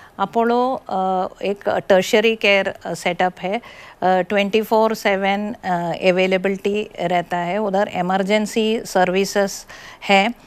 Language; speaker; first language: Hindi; non-native, local second language; Malayalam